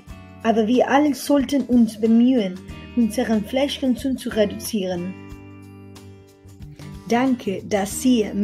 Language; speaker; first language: German; non-native, learner; Spanish